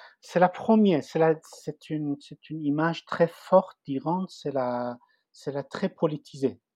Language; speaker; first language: French; non-native, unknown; Persian